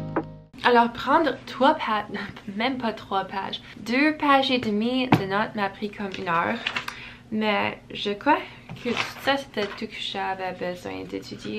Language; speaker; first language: French; early bilingual, heritage; English